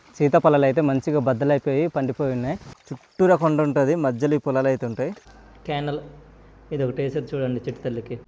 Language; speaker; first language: Telugu; non-native, local second language; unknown